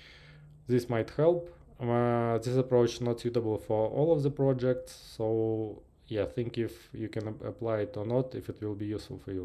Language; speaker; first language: English; non-native, fluent; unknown